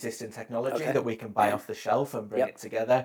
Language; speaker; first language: English; native; English